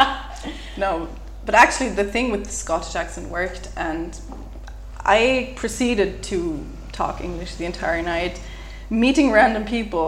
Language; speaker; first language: English; native; English